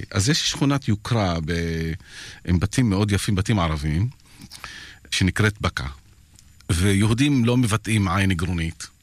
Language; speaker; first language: Hebrew; non-native, local second language; Arabic